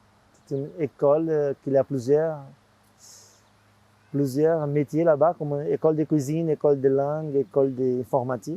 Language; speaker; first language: French; non-native, fluent; Portuguese